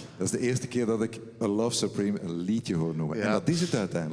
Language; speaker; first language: Dutch; native; Dutch